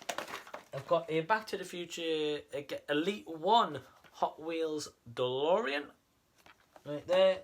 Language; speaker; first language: English; native; English